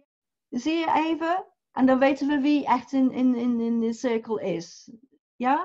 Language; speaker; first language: Dutch; non-native, fluent; English